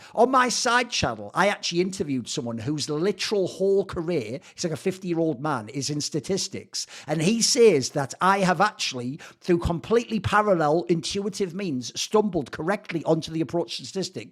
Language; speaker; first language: English; native; English